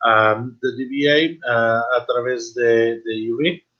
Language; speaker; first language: Spanish; non-native, fluent; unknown